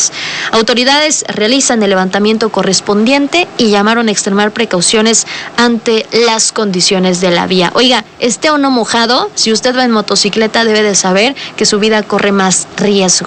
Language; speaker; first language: Spanish; native; Spanish